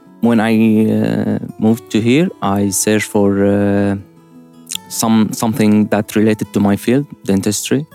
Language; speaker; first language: English; non-native, learner; Arabic